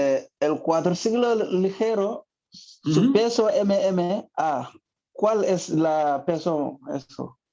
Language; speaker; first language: Spanish; non-native, learner; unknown